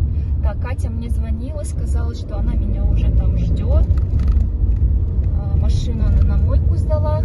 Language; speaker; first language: Russian; native; Russian